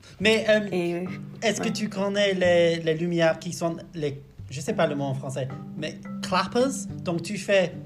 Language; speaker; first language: French; non-native, learner; English